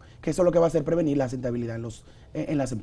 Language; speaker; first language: Spanish; native; Spanish